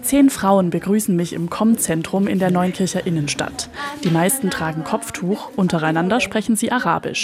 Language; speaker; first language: German; native; German